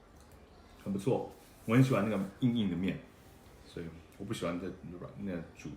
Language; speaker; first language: Chinese; early bilingual, heritage; Chinese